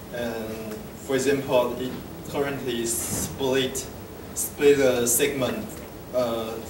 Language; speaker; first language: English; non-native, fluent; Chinese